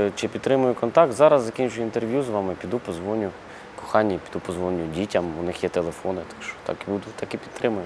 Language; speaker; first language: Ukrainian; non-native, local second language; Russian